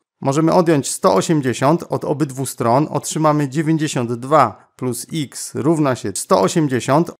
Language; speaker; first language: Polish; native; Polish